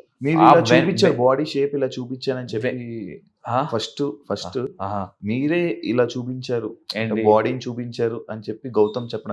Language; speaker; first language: Telugu; native; Telugu